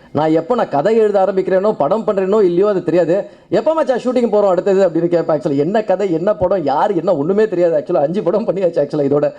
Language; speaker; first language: Tamil; native; Tamil